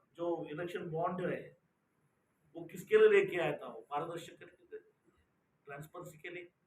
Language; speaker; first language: Hindi; non-native, local second language; Kannada